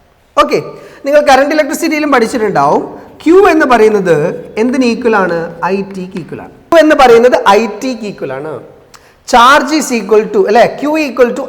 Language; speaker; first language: Malayalam; native; Malayalam